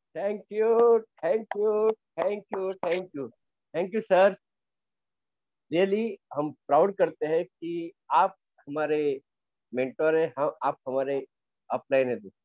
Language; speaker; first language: Hindi; non-native, local second language; Marathi